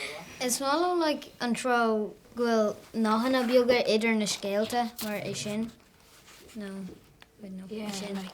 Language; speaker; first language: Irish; non-native, local second language; English